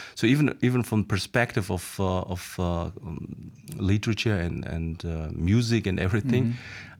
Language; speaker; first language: English; non-native, fluent; Mongolian